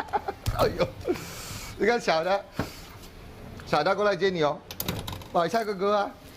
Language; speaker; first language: Chinese; non-native, fluent; Morisyen